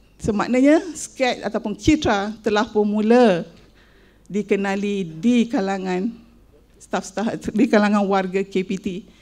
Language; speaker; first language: Malay; native; Malay